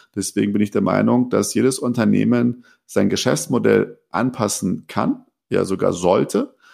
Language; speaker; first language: German; early bilingual, other home language; Persian